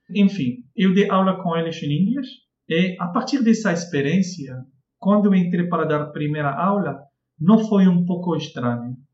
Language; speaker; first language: Portuguese; non-native, fluent; Arabic